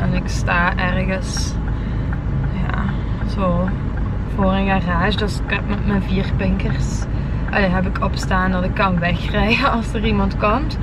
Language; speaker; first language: Dutch; native; Dutch